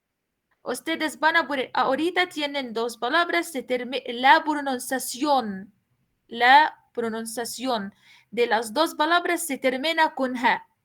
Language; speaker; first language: Spanish; non-native, fluent; Arabic